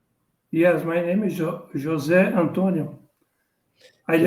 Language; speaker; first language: English; non-native, learner; Portuguese